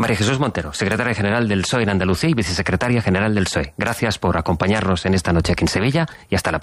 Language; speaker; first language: Spanish; native; Spanish